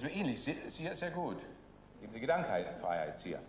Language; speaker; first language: German; native; German